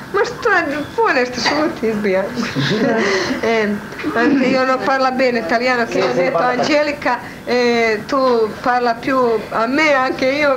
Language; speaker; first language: Italian; non-native, learner; Croatian